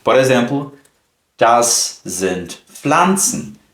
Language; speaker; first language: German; non-native, fluent; Portuguese